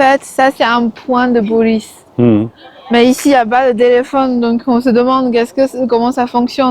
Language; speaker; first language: French; early bilingual, other home language; Chinese